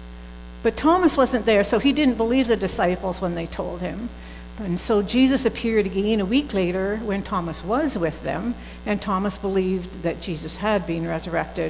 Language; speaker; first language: English; native; English